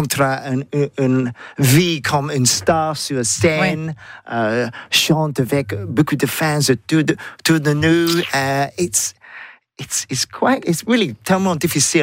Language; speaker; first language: French; non-native, learner; English